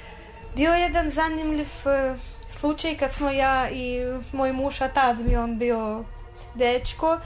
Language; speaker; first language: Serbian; non-native, fluent; Russian